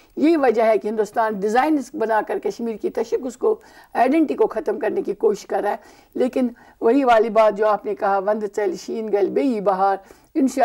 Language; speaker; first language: Urdu; non-native, local second language; Kashmiri